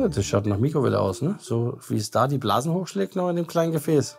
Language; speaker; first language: German; native; German